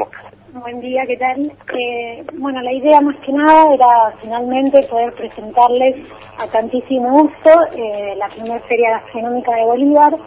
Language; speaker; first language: Spanish; native; Spanish